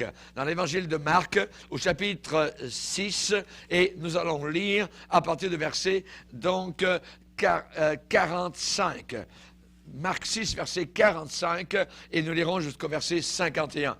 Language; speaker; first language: French; native; French